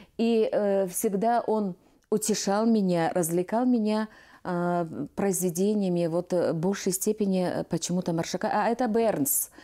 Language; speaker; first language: Russian; non-native, local second language; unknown